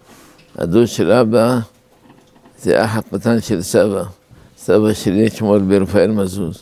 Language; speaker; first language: Hebrew; non-native, fluent; Arabic